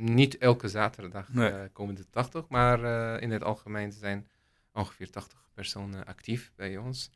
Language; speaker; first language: Dutch; non-native, learner; Arabic